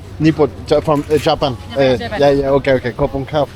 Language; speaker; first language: English; non-native, learner; French